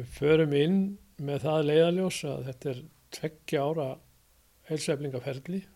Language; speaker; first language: Icelandic; native; Icelandic